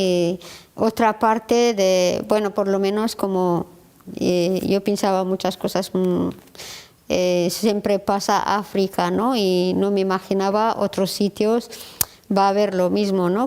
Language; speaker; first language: Spanish; non-native, learner; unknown